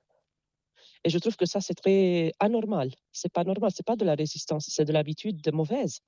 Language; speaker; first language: French; non-native, local second language; Arabic